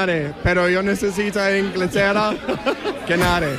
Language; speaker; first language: Spanish; non-native, learner; English